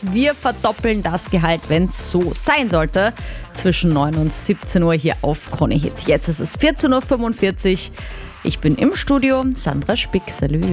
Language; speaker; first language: German; native; German